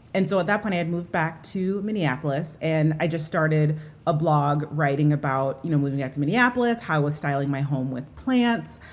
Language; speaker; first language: English; early bilingual, other home language; Yoruba